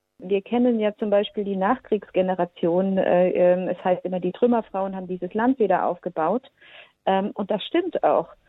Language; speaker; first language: German; early bilingual, heritage; German